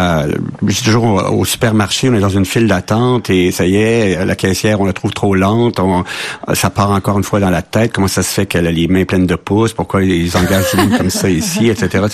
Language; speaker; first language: French; native; French